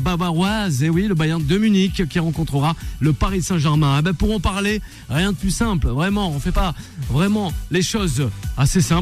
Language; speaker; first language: French; native; French